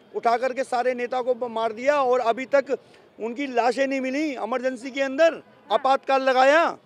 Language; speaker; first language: Hindi; native; Hindi